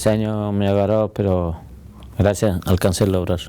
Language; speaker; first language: Spanish; non-native, local second language; Quechua